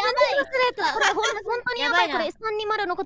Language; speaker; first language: Japanese; native; Japanese